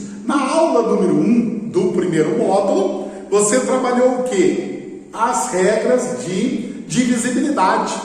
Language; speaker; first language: Portuguese; native; Portuguese